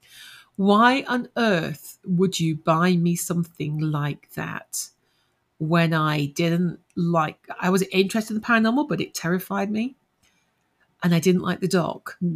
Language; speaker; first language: English; native; English